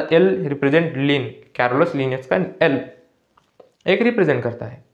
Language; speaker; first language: Hindi; non-native, local second language; Marathi